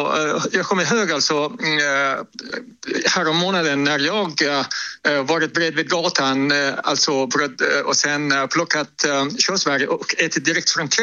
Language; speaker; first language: Swedish; non-native, fluent; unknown